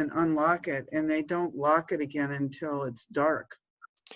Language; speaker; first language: English; native; English